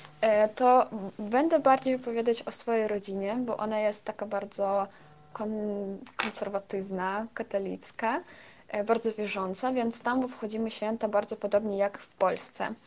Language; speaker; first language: Polish; non-native, fluent; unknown